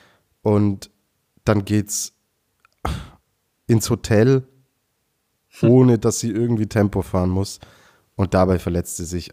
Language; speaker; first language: German; native; German